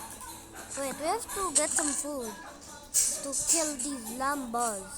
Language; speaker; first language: English; non-native, local second language; Filipino